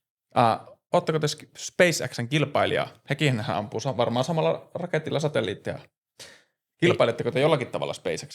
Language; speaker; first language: Finnish; native; Finnish